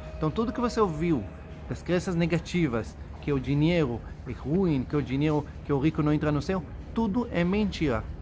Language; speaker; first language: Portuguese; non-native, fluent; Hebrew